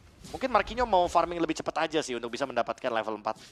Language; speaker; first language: Indonesian; native; Indonesian